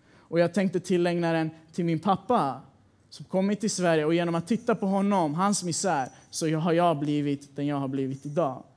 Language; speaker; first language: Swedish; early bilingual, other home language; Persian